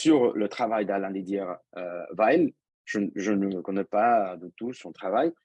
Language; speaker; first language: French; non-native, fluent; Spanish